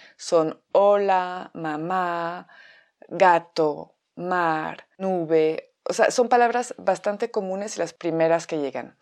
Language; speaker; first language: Spanish; non-native, fluent; French